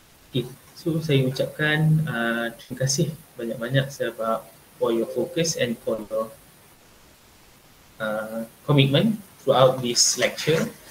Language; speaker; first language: English; non-native, local second language; Malay